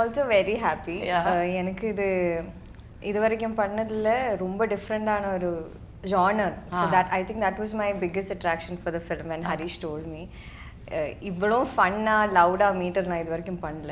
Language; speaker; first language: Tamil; non-native, learner; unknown